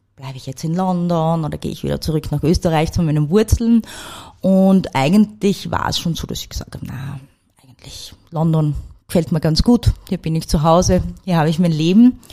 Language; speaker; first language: German; native; German